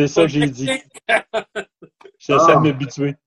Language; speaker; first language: French; native; French